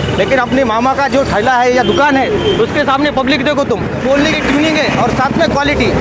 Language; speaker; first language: Hindi; non-native, local second language; Marathi